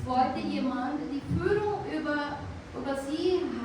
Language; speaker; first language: German; non-native, fluent; Portuguese